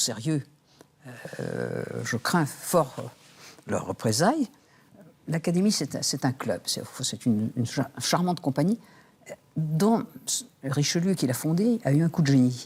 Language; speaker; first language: French; native; French